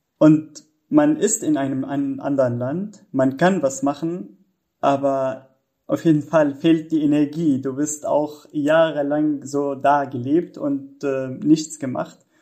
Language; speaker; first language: German; non-native, fluent; Arabic